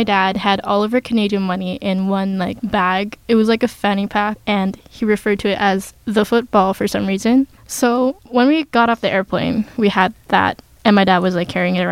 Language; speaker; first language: English; non-native, local second language; Filipino